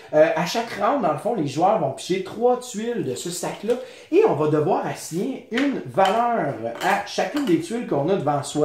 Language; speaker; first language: French; native; French